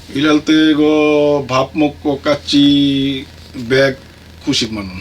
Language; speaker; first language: Korean; non-native, learner; Bangla